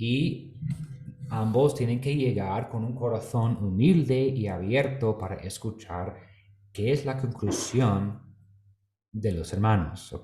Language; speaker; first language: Spanish; non-native, fluent; English